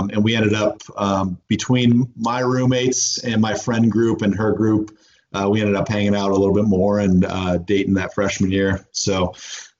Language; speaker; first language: English; native; English